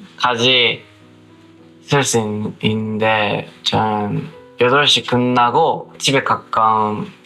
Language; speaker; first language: Korean; non-native, learner; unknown